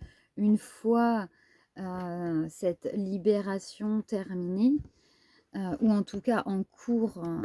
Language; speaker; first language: French; native; French